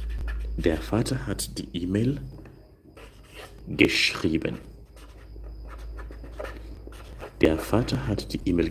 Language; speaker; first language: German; non-native, learner; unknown